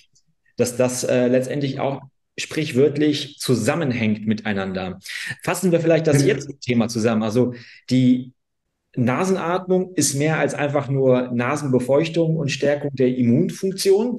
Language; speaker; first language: German; native; German